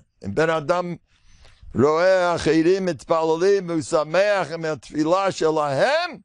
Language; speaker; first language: Hebrew; non-native, fluent; English